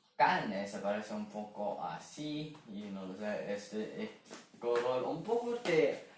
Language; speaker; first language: Spanish; non-native, learner; Chinese